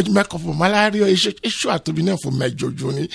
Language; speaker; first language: Hungarian; non-native, learner; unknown